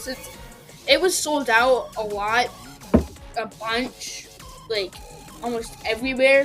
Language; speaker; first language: English; native; English